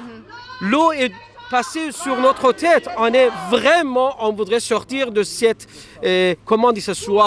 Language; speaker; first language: French; non-native, fluent; Persian